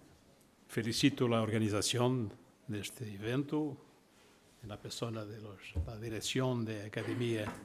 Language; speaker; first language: Spanish; non-native, learner; Portuguese